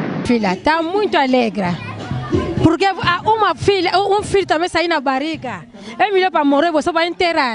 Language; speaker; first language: Portuguese; non-native, local second language; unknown